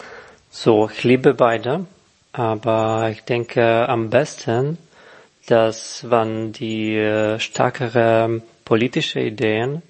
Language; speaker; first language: German; non-native, learner; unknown